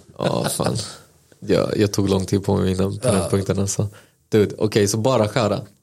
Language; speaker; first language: Swedish; early bilingual, other home language; Spanish